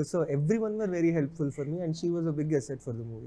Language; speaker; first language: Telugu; native; Telugu